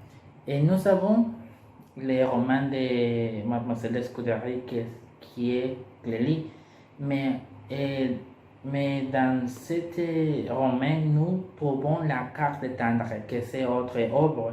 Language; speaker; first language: French; non-native, learner; Spanish